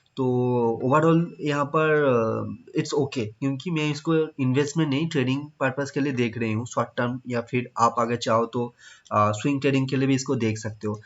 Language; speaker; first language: Hindi; non-native, local second language; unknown